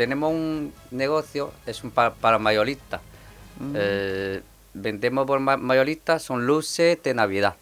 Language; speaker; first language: Spanish; non-native, learner; Chinese